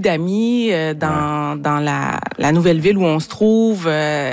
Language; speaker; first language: French; native; French